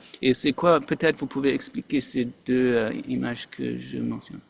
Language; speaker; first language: French; non-native, fluent; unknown